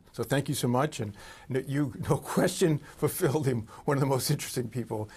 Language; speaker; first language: English; native; English